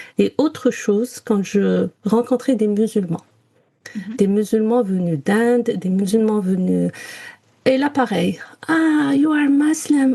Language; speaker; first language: French; non-native, local second language; Arabic